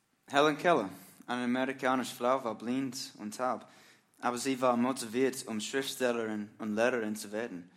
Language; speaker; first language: German; non-native, learner; English